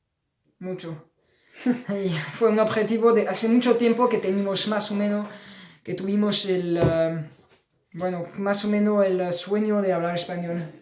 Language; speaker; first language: Spanish; non-native, learner; French